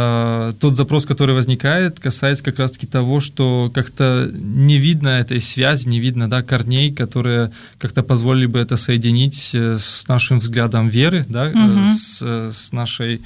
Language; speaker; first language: Russian; native; Russian